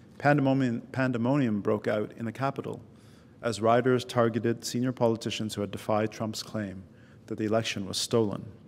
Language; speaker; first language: English; native; English